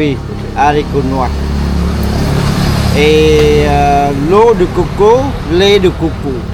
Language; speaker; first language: French; non-native, learner; Khmer